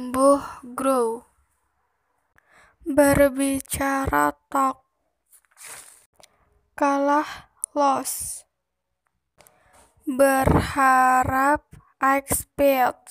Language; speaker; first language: Indonesian; native; Indonesian